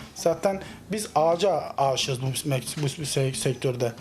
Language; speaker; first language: Turkish; native; Turkish